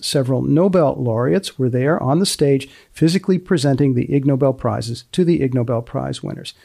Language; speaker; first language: English; native; English